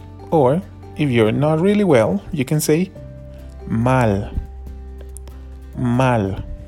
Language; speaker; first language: English; non-native, fluent; Spanish